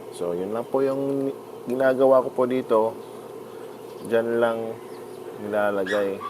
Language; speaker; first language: Filipino; non-native, local second language; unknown